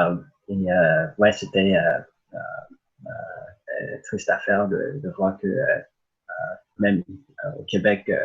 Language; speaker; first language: French; early bilingual, other home language; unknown